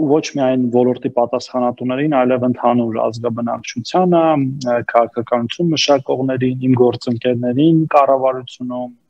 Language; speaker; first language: Armenian; native; Armenian